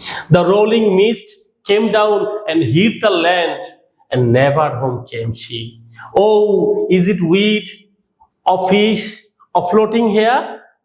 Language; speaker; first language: English; non-native, local second language; Bangla